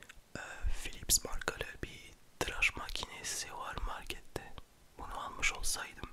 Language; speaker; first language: Turkish; early bilingual, heritage; French